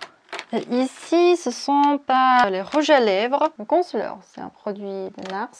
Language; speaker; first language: French; non-native, fluent; Korean